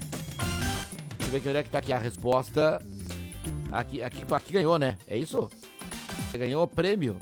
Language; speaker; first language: Portuguese; native; Portuguese